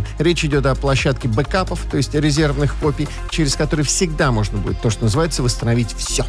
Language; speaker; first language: Russian; native; Russian